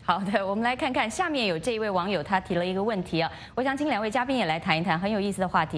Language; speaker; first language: Chinese; native; Chinese